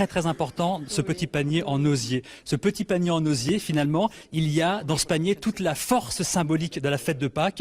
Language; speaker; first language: French; native; French